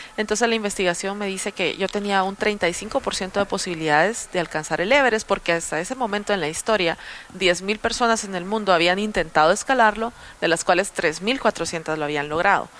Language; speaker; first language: Spanish; native; Spanish